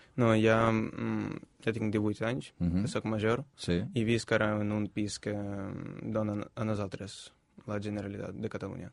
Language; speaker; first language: Catalan; non-native, fluent; Ukrainian